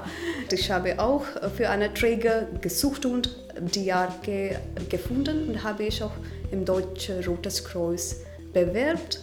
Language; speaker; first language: German; non-native, learner; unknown